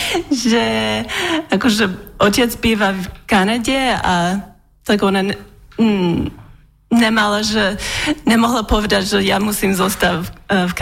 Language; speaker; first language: Slovak; non-native, learner; English